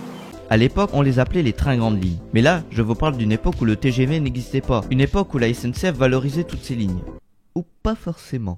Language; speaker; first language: French; native; French